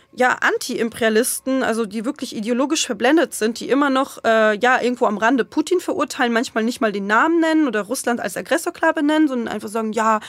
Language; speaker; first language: German; early bilingual, other home language; Russian